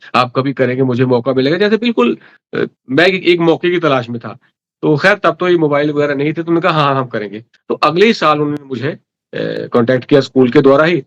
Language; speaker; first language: Hindi; non-native, local second language; Dogri